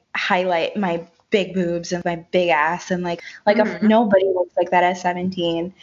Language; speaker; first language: English; early bilingual, other home language; Haitian Creole